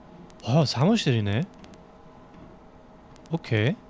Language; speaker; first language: Korean; non-native, fluent; German